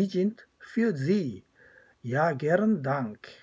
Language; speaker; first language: German; non-native, fluent; Korean